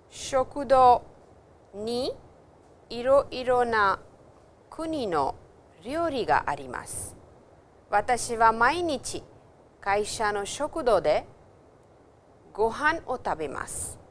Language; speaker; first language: Japanese; non-native, fluent; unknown